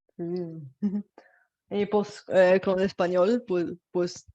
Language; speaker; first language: Spanish; non-native, fluent; Bulgarian